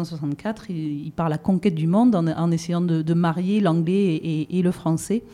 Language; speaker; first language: French; native; French